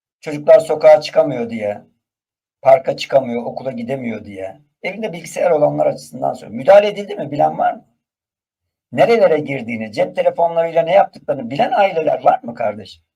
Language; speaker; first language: Turkish; native; Turkish